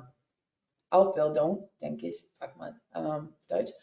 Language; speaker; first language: German; early bilingual, heritage; English